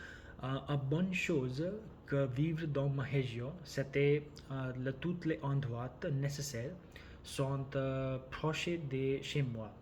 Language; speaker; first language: French; non-native, learner; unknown